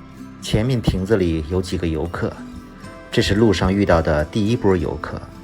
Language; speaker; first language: Chinese; native; Chinese